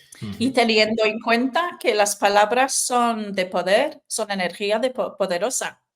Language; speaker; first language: Spanish; non-native, fluent; English